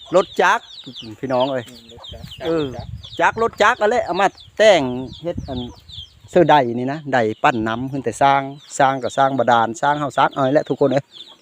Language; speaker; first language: Thai; native; Thai